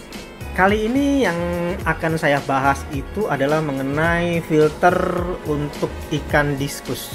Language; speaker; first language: Indonesian; native; Indonesian